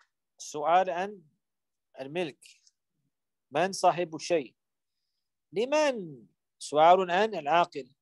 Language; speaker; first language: Arabic; non-native, fluent; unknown